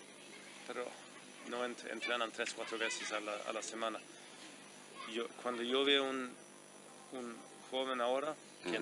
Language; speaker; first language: Spanish; non-native, fluent; Swedish